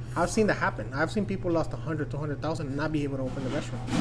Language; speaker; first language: English; non-native, fluent; Spanish